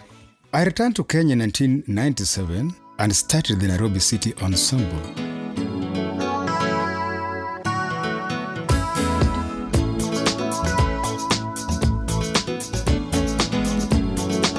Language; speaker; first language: English; non-native, local second language; Luo (Kenya and Tanzania)